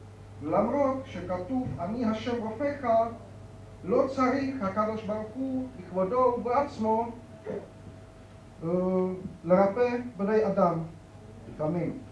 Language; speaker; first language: Hebrew; non-native, fluent; Czech